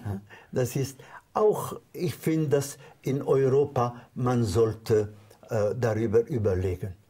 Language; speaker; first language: German; non-native, fluent; Arabic